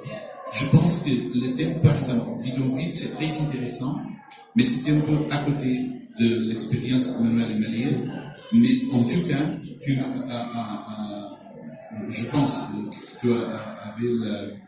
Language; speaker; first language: French; non-native, fluent; Portuguese